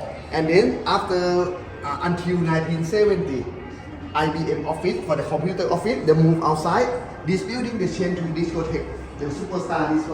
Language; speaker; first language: English; non-native, learner; Thai